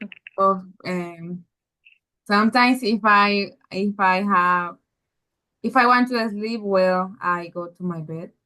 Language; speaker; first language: English; non-native, learner; Spanish